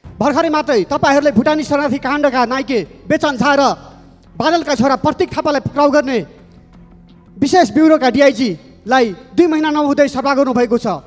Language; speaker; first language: Nepali; non-native, local second language; Rana Tharu